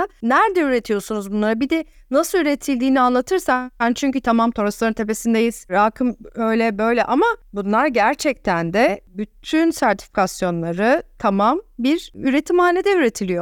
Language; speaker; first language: Turkish; native; Turkish